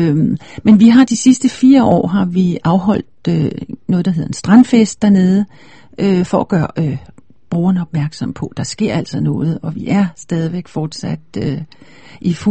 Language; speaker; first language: Danish; native; Danish